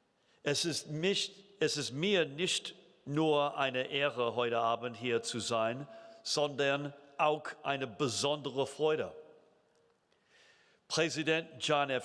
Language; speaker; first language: German; non-native, fluent; English